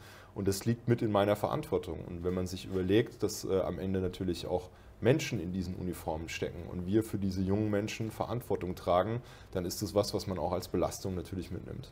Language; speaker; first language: German; native; German